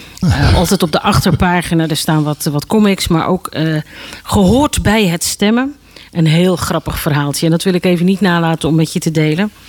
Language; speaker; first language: Dutch; native; Dutch